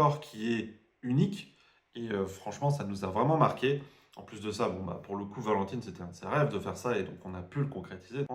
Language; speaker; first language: French; native; French